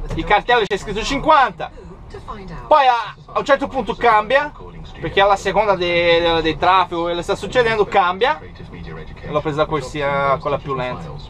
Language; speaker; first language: Italian; non-native, fluent; Portuguese